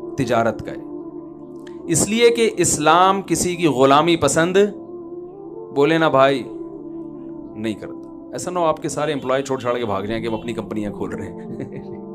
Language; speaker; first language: Urdu; native; Urdu